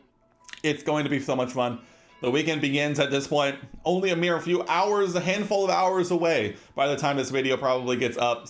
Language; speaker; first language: English; native; English